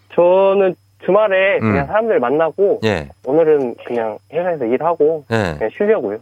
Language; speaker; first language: Korean; native; Korean